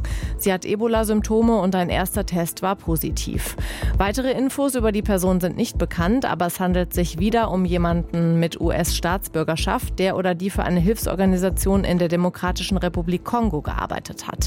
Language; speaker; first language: German; native; German